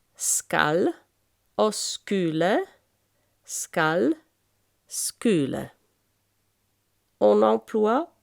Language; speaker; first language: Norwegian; non-native, fluent; French